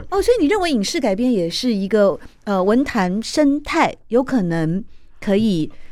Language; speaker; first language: Chinese; native; Chinese